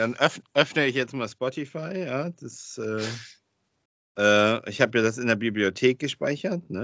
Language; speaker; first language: German; native; German